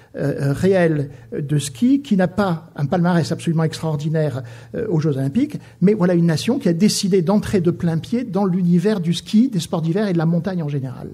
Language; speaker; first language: French; native; French